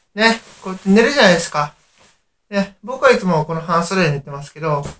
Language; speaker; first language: Japanese; native; Japanese